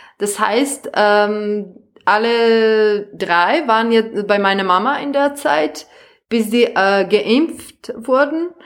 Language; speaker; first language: German; non-native, fluent; Serbian